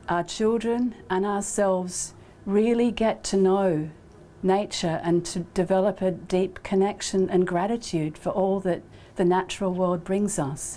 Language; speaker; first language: English; native; English